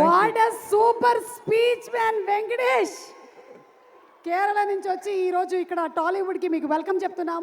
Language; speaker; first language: Telugu; native; Telugu